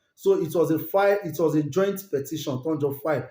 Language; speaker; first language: English; non-native, local second language; Yoruba